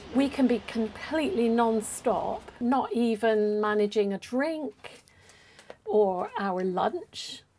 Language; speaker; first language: English; native; English